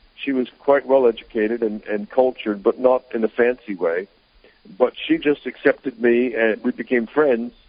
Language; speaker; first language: English; native; English